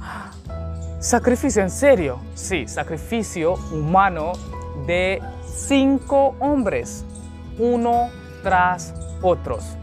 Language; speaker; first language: Spanish; non-native, learner; Hindi